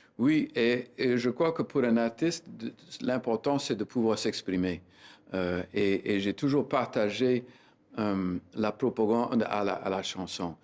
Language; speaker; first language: French; native; French